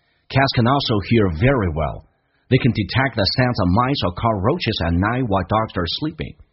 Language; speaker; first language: English; non-native, fluent; Chinese